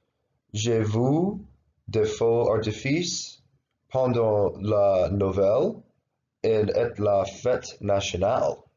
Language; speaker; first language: French; non-native, learner; English